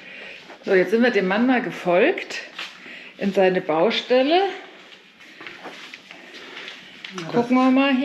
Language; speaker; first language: German; native; German